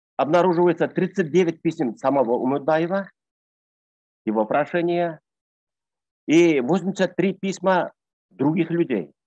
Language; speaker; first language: Russian; non-native, local second language; Bashkir